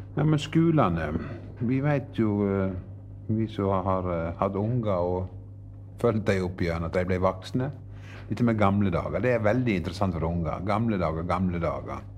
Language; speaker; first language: Norwegian; native; Norwegian